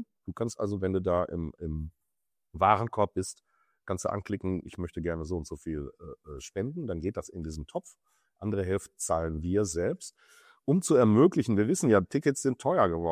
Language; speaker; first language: German; native; German